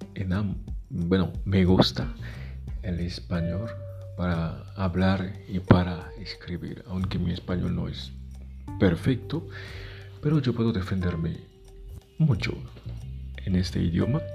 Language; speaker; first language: Spanish; non-native, fluent; Haitian Creole